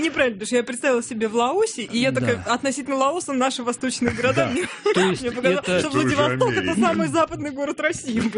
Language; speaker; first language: Russian; native; Russian